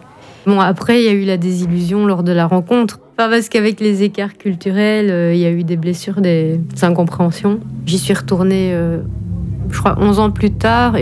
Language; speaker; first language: French; native; French